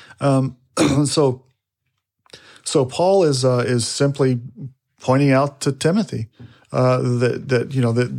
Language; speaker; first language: English; native; English